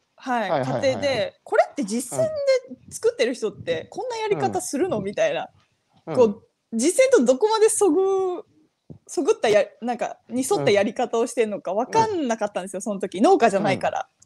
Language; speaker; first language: Japanese; native; Japanese